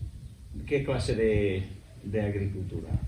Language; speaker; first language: Spanish; non-native, fluent; English